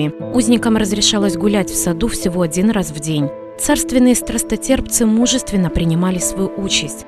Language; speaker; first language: Russian; native; Russian